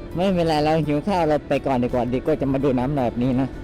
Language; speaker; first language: Thai; non-native, local second language; Northeastern Thai